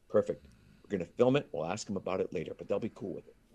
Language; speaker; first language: English; native; English